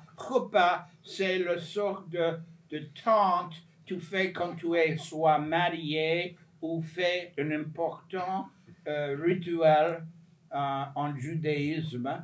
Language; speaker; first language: French; non-native, fluent; English